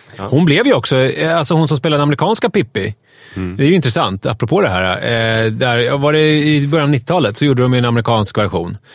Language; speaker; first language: Swedish; native; Swedish